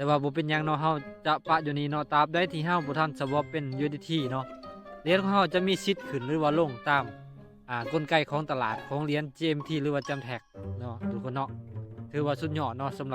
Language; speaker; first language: Thai; non-native, local second language; Northeastern Thai